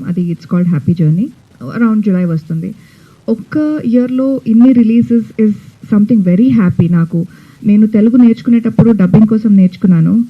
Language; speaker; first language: Telugu; non-native, fluent; Hindi